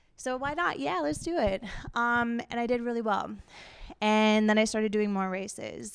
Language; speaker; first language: English; native; English